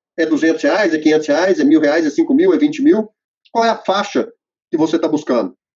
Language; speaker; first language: Portuguese; native; Portuguese